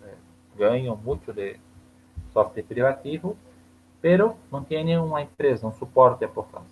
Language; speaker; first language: Spanish; non-native, learner; Portuguese